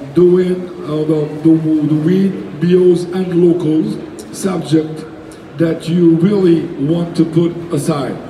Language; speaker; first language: English; non-native, fluent; French